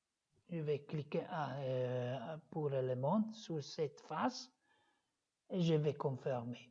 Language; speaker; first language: French; non-native, fluent; Italian